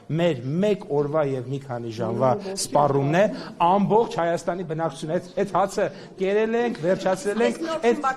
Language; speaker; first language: Armenian; native; Armenian